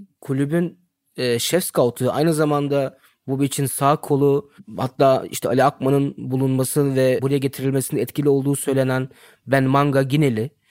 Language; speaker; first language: Turkish; early bilingual, heritage; Turkish